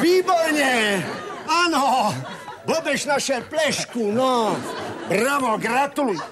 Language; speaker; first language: Czech; native; Czech